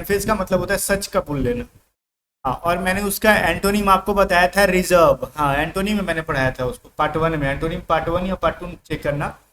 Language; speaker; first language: Hindi; native; Hindi